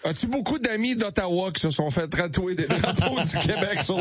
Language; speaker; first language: French; native; French